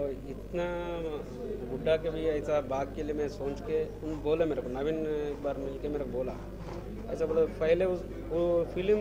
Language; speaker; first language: Hindi; non-native, local second language; Marathi